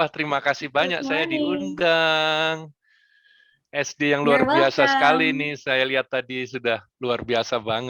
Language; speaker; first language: Indonesian; non-native, fluent; German